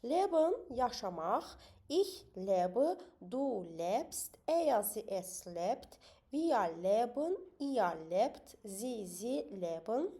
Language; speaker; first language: German; non-native, fluent; Azerbaijani